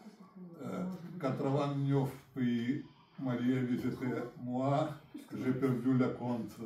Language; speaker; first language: French; non-native, learner; Russian